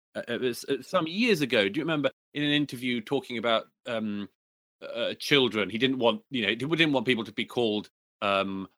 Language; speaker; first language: English; native; English